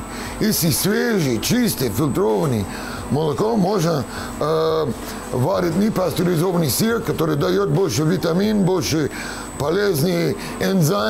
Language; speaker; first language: Russian; non-native, learner; English